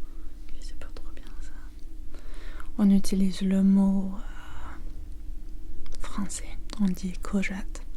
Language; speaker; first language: French; non-native, learner; English